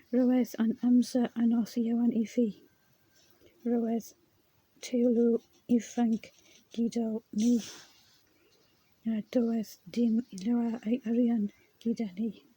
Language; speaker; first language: Welsh; non-native, learner; English